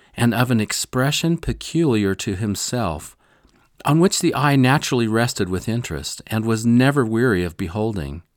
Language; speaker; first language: English; native; English